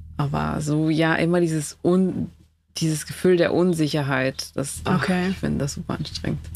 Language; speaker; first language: German; non-native, fluent; Spanish